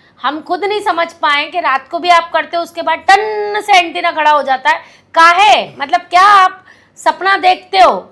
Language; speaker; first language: Hindi; native; Hindi